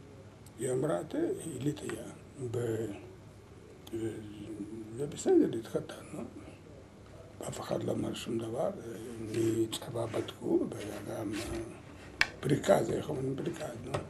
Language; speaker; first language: Hebrew; non-native, learner; Lithuanian